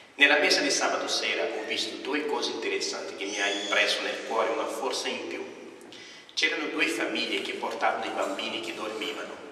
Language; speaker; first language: Italian; non-native, fluent; Portuguese